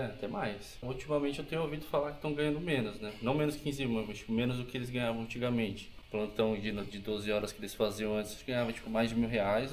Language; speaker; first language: Portuguese; native; Portuguese